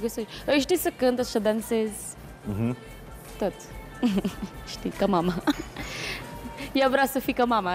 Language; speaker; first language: Romanian; non-native, learner; Filipino